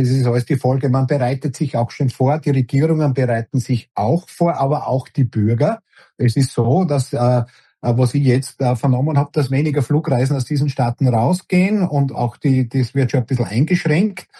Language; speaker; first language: German; native; German